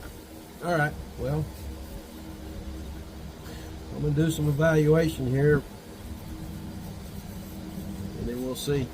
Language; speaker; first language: English; native; English